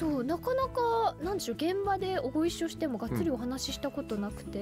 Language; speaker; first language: Japanese; native; Japanese